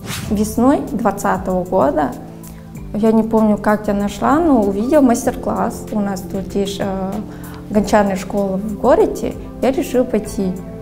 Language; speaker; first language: Russian; non-native, fluent; Vietnamese